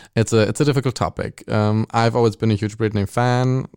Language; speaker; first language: English; non-native, fluent; German